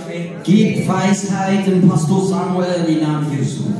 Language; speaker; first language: German; non-native, learner; Portuguese